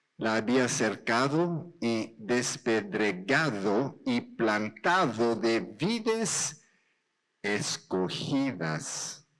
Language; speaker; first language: Spanish; non-native, learner; English